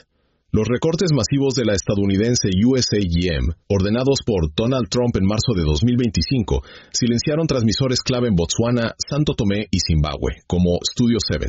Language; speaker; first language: Spanish; native; Spanish